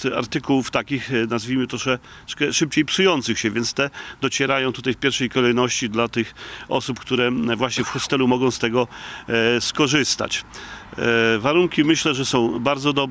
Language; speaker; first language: Polish; native; Polish